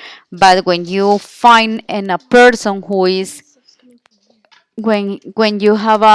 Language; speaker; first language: English; non-native, learner; Spanish